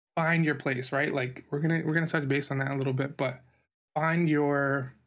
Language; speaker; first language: English; native; English